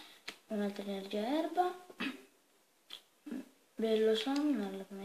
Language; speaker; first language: Italian; native; Italian